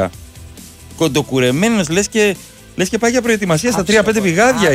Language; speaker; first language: Greek; native; Greek